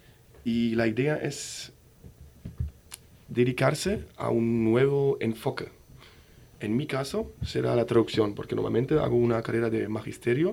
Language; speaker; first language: Spanish; non-native, fluent; German